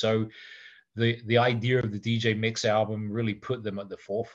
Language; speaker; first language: English; native; English